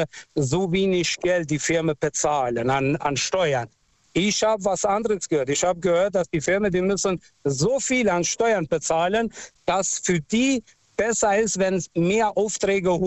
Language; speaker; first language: German; non-native, local second language; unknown